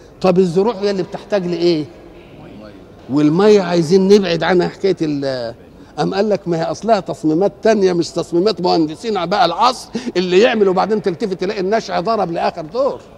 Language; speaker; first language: Arabic; native; Arabic